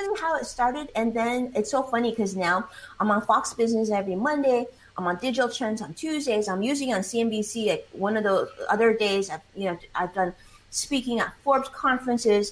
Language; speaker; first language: English; early bilingual, other home language; Chinese